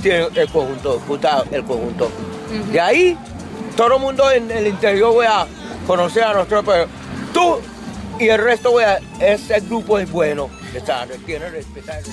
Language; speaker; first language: Spanish; non-native, local second language; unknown